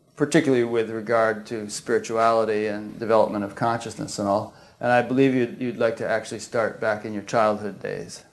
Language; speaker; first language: English; native; English